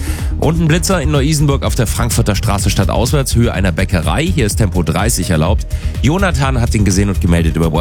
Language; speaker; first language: German; native; German